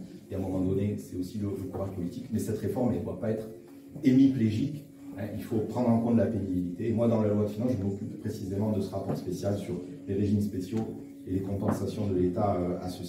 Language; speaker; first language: French; native; French